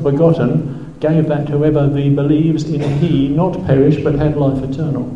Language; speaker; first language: English; native; English